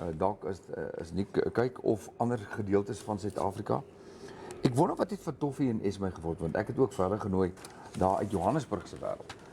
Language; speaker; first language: Afrikaans; native; Afrikaans